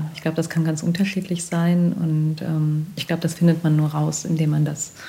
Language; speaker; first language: German; native; German